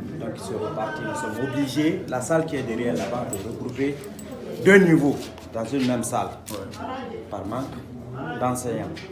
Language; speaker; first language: French; non-native, local second language; Fula